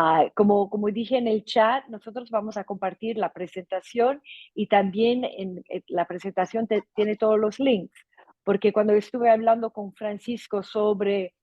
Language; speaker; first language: Spanish; non-native, fluent; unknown